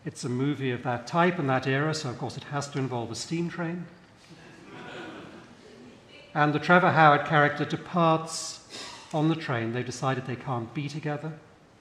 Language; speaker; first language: English; native; English